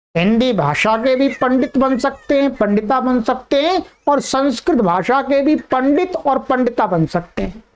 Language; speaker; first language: Hindi; native; Hindi